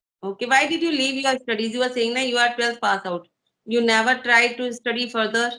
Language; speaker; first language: English; non-native, fluent; Hindi